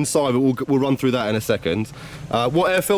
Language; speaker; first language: English; native; English